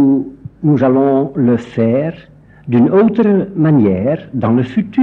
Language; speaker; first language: French; non-native, fluent; Dutch